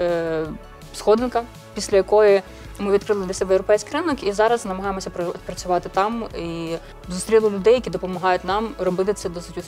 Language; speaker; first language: Ukrainian; native; Ukrainian